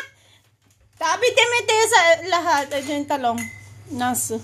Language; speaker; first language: Filipino; native; Filipino